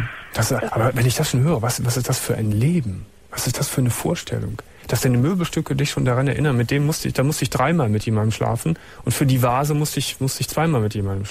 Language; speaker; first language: German; native; German